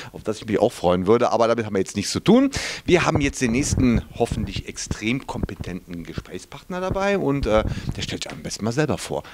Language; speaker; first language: German; native; German